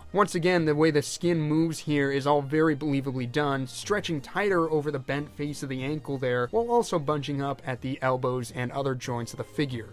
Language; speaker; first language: English; native; English